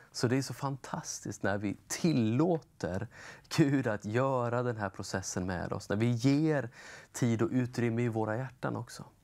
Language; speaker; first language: Swedish; native; Swedish